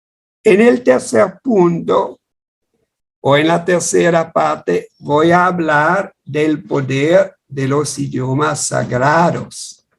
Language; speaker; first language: Spanish; non-native, fluent; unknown